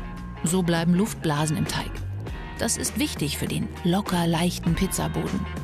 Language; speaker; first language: German; native; German